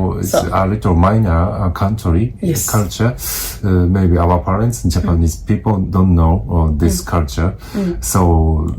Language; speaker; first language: English; non-native, learner; Japanese